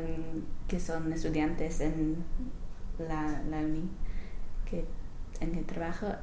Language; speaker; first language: Spanish; non-native, learner; English